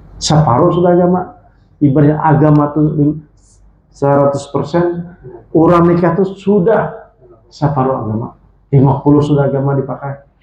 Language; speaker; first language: Indonesian; non-native, local second language; Banjar